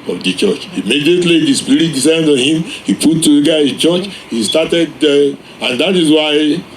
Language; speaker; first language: English; non-native, local second language; Yoruba